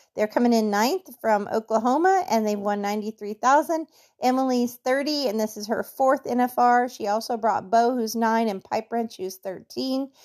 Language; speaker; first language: English; native; English